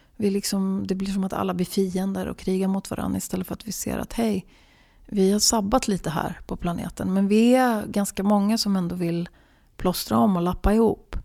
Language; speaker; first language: Swedish; native; Swedish